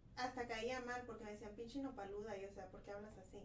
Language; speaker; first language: Spanish; early bilingual, other home language; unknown